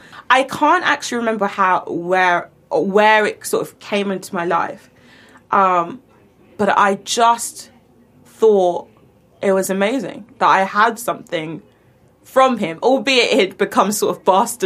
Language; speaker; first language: English; native; English